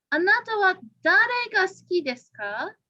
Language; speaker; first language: Japanese; non-native, fluent; English